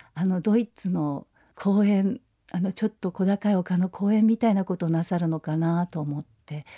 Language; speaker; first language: Japanese; native; Japanese